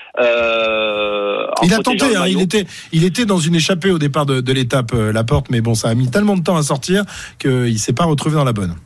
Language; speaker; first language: French; native; French